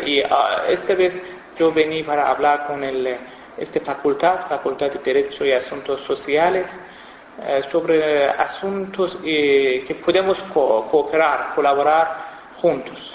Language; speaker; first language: Spanish; non-native, fluent; Persian